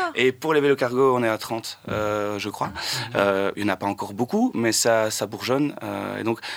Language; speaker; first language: French; native; French